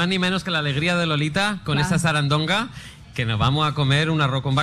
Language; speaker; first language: Spanish; native; Spanish